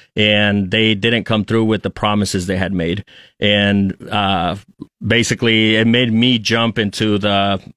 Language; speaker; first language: English; early bilingual, other home language; Spanish